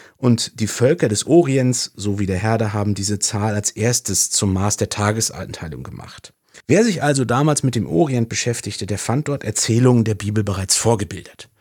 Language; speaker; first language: German; native; German